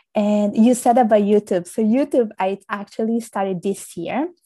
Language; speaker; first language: English; early bilingual, other home language; Italian